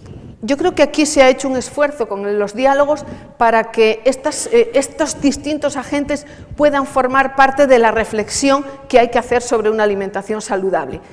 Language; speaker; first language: Spanish; native; Spanish